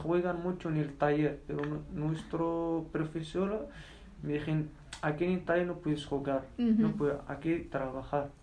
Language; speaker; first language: Spanish; non-native, learner; Berber languages